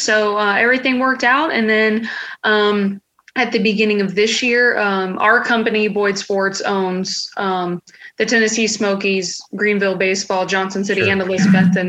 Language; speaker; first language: English; native; English